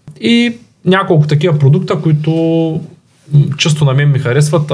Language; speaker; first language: Bulgarian; native; Bulgarian